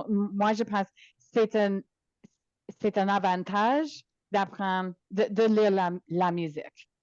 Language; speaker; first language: French; non-native, local second language; English